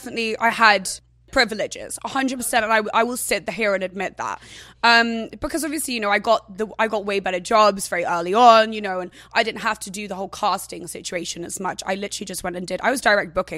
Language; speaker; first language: English; native; English